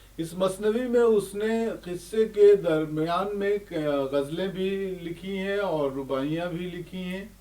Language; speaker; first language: Urdu; native; Urdu